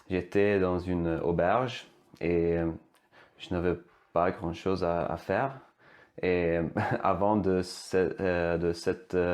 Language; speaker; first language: French; non-native, fluent; Swedish